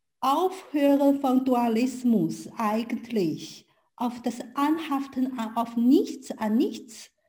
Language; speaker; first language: German; non-native, learner; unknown